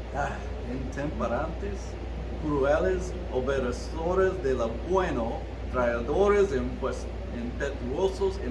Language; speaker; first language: Spanish; early bilingual, heritage; Spanish